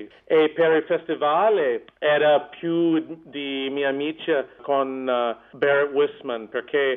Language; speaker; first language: Italian; non-native, learner; English